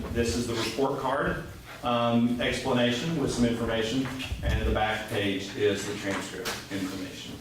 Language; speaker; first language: English; native; English